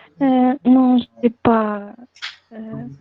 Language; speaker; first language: French; non-native, learner; Arabic